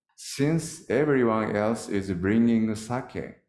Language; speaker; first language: English; non-native, learner; Japanese